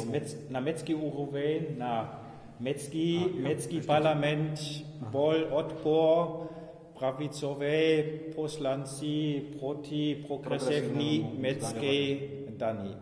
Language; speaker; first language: Slovak; non-native, learner; German